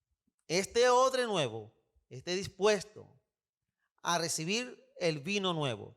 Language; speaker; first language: Spanish; native; Spanish